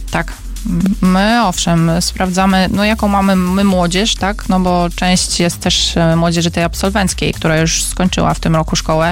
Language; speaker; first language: Polish; native; Polish